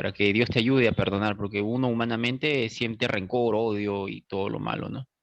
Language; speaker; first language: Spanish; native; Spanish